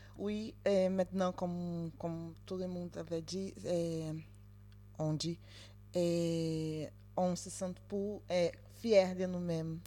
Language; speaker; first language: French; non-native, fluent; Spanish